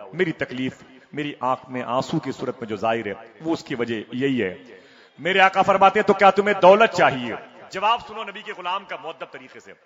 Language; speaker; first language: Urdu; native; Urdu